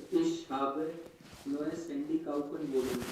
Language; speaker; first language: German; non-native, learner; Hindi